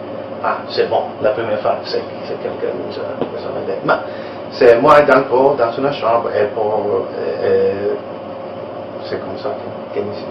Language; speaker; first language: French; non-native, learner; Italian